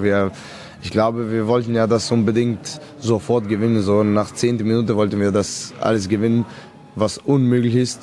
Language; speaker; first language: German; non-native, fluent; Serbian